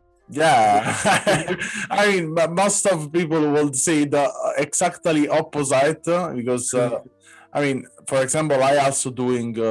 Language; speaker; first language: English; non-native, fluent; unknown